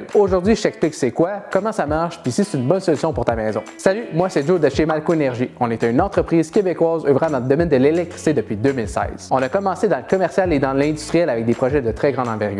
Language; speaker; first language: French; native; French